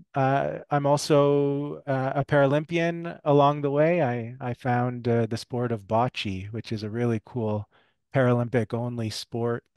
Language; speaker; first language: English; early bilingual, other home language; French